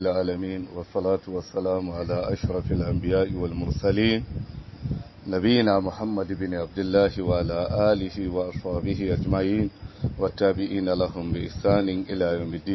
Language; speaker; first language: Arabic; non-native, fluent; Hausa